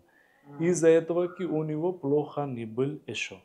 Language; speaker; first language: Russian; non-native, learner; Hindi